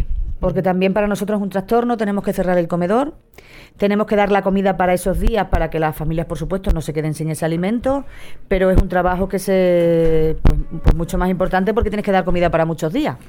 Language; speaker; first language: Spanish; native; Spanish